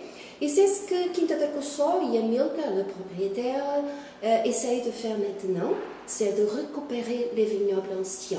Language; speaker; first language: French; non-native, fluent; Portuguese